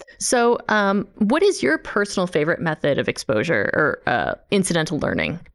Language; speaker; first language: English; native; English